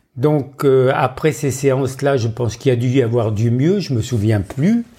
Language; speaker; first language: French; native; French